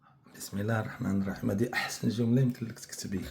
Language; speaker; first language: Arabic; native; Arabic